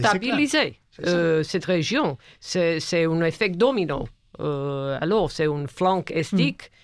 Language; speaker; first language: French; non-native, fluent; English